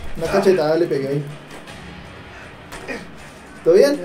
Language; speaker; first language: Spanish; native; Spanish